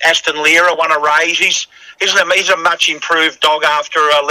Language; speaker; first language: English; native; English